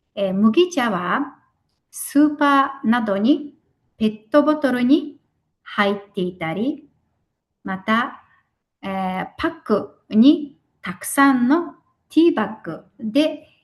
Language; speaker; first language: Japanese; non-native, fluent; Mongolian